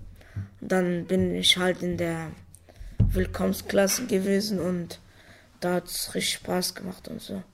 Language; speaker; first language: German; early bilingual, other home language; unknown